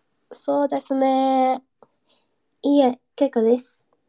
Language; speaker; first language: Japanese; non-native, learner; English